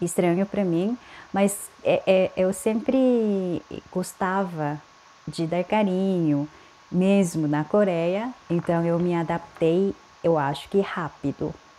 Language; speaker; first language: Portuguese; non-native, fluent; Korean